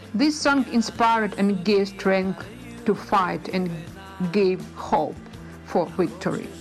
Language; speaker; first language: English; non-native, fluent; Ukrainian